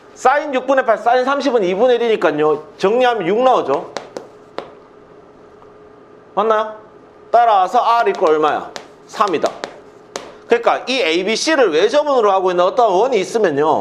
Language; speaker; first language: Korean; native; Korean